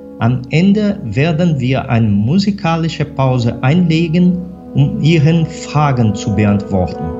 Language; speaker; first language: German; non-native, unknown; Portuguese